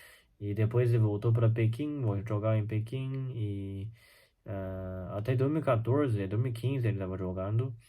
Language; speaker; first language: Portuguese; non-native, fluent; Chinese